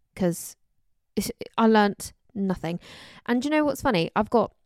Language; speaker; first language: English; native; English